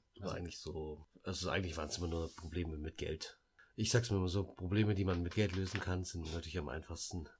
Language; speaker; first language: German; early bilingual, other home language; Lao